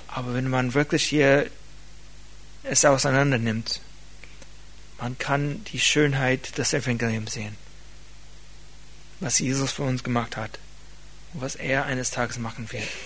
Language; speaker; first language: German; non-native, fluent; English